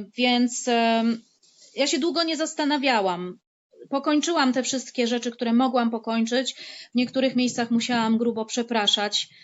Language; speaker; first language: Polish; native; Polish